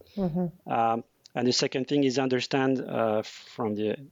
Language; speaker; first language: English; non-native, fluent; French